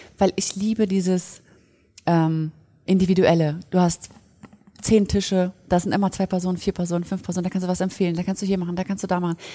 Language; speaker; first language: German; early bilingual, other home language; Polish